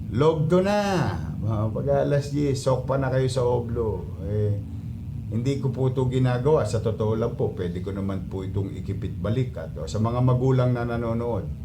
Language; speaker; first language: Filipino; native; Filipino